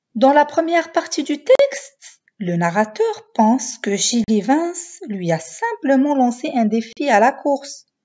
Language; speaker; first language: French; non-native, local second language; Arabic